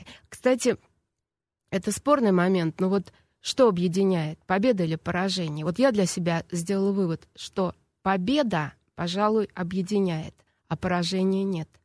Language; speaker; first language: Russian; native; Russian